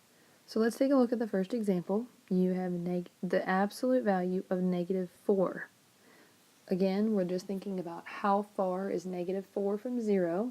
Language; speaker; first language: English; native; English